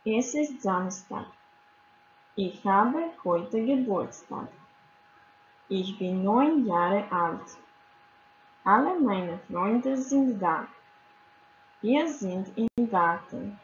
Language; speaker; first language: German; non-native, fluent; Croatian